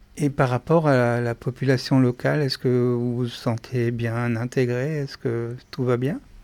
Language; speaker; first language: French; native; French